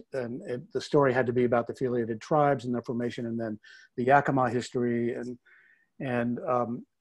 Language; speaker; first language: English; native; English